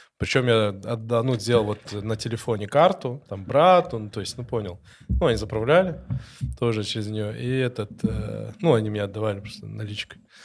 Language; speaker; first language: Russian; non-native, local second language; Ossetic